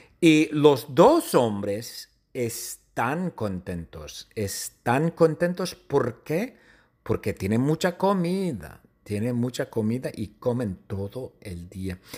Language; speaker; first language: Spanish; non-native, fluent; English